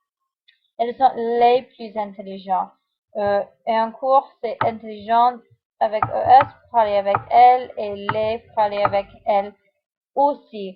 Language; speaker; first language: French; non-native, fluent; English